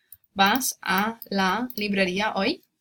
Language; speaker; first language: Spanish; non-native, fluent; English